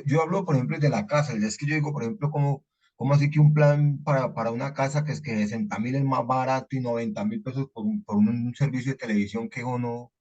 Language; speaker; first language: Spanish; native; Spanish